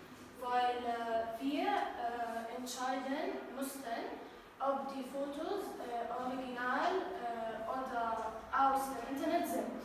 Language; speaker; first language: German; non-native, learner; Arabic